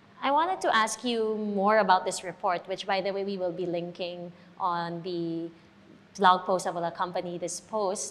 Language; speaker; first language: English; non-native, local second language; Filipino